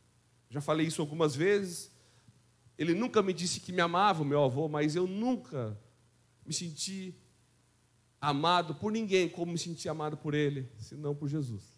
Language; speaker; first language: Portuguese; native; Portuguese